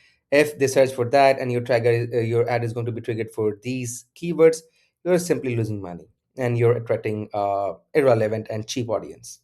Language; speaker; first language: English; non-native, local second language; Urdu